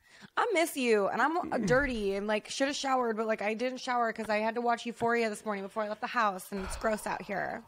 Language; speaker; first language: English; native; English